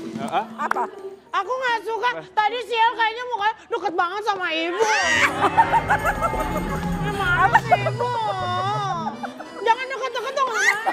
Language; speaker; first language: Indonesian; native; Indonesian